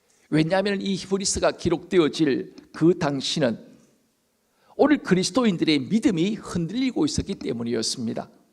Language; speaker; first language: Korean; native; Korean